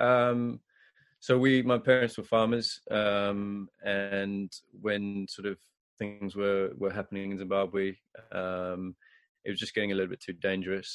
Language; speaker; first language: English; native; English